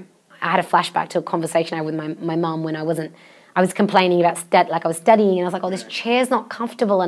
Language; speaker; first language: English; non-native, local second language; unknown